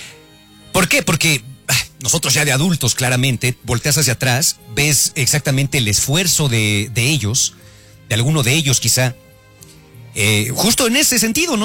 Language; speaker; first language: Spanish; native; Spanish